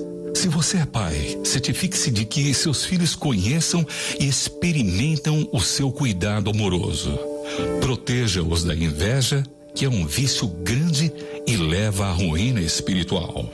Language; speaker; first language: Portuguese; native; Portuguese